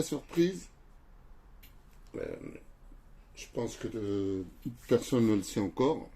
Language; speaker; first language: French; non-native, local second language; Arabic